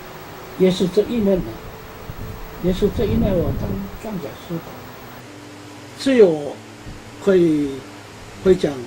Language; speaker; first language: Chinese; non-native, local second language; Amis